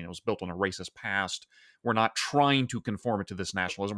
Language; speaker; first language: English; native; English